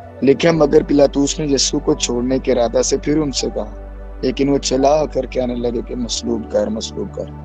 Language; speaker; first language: Urdu; non-native, local second language; Punjabi